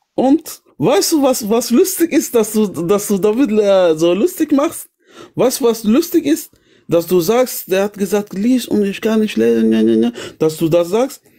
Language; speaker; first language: German; non-native, fluent; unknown